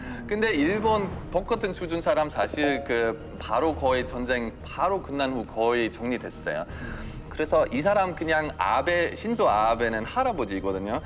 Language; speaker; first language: Korean; non-native, fluent; German